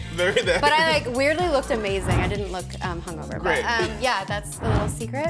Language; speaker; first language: English; native; English